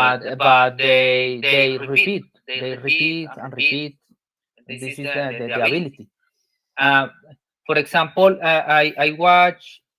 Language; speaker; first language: English; non-native, learner; Spanish